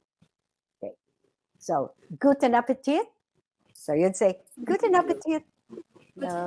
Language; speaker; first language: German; non-native, fluent; Filipino